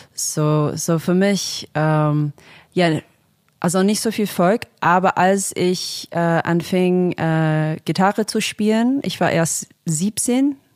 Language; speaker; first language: German; non-native, fluent; English